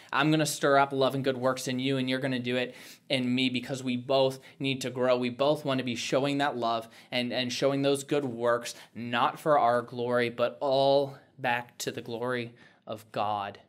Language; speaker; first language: English; native; English